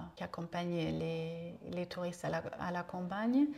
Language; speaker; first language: French; non-native, fluent; German